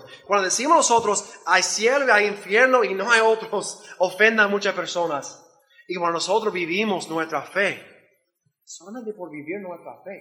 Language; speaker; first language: Spanish; non-native, learner; English